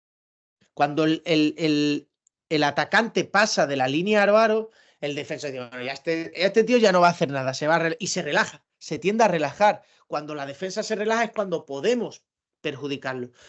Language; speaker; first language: Spanish; native; Spanish